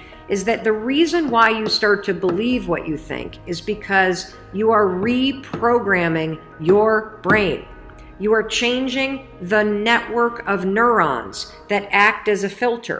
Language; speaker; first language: English; native; English